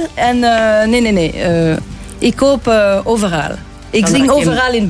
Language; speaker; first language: Dutch; non-native, local second language; French